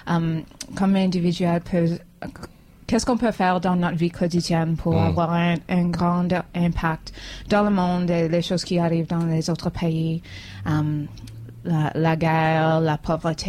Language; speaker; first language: French; non-native, fluent; English